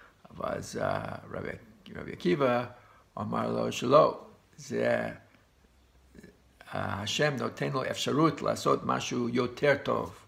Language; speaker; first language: Hebrew; non-native, fluent; English